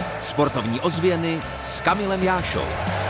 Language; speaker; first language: Czech; native; Czech